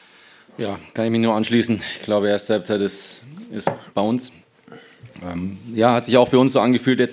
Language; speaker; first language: German; native; German